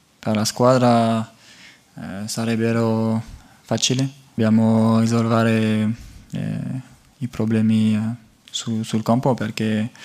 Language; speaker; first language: Italian; non-native, fluent; French